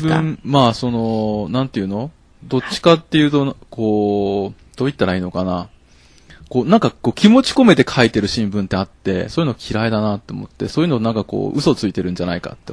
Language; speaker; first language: Japanese; native; Japanese